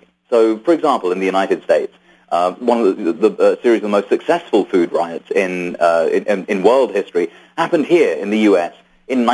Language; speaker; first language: English; native; English